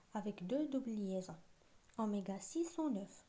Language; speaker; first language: French; non-native, local second language; Arabic